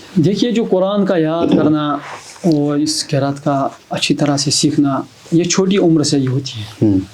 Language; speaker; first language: Urdu; non-native, local second language; Kashmiri